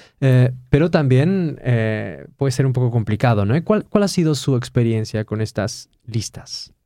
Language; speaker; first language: Spanish; native; Spanish